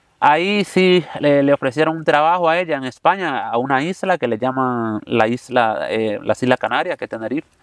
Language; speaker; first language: Spanish; native; Spanish